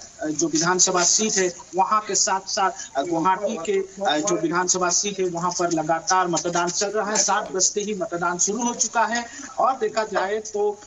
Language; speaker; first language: Hindi; non-native, local second language; Assamese